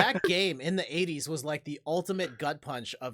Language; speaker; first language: English; native; English